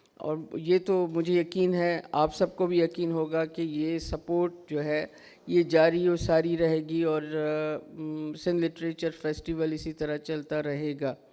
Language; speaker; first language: Urdu; non-native, local second language; Sindhi